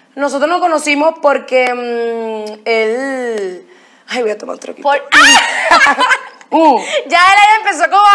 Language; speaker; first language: Spanish; native; Spanish